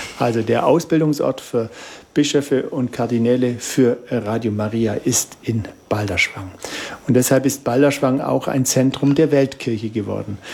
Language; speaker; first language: German; native; German